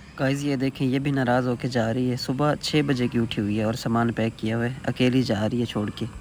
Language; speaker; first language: Urdu; non-native, local second language; Punjabi